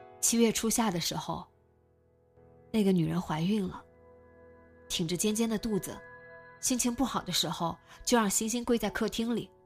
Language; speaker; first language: Chinese; native; Chinese